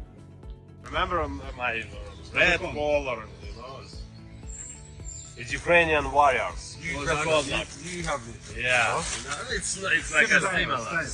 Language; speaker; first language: English; non-native, learner; Ukrainian